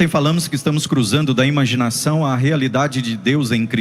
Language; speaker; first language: Portuguese; native; Portuguese